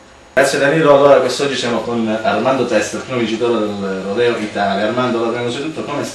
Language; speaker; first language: Italian; native; Italian